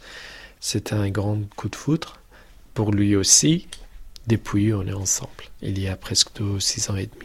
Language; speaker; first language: French; non-native, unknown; Persian